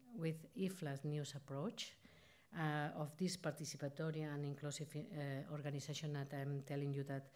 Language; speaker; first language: English; non-native, fluent; Spanish